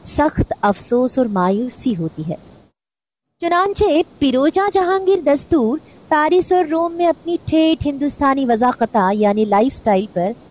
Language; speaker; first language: Urdu; non-native, local second language; Marathi